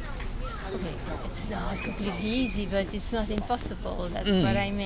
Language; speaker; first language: English; non-native, fluent; Portuguese